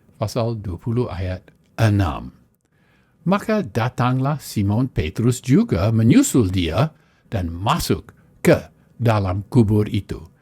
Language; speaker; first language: Malay; non-native, fluent; English